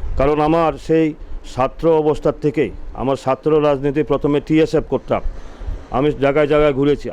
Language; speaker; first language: Bangla; non-native, local second language; Chakma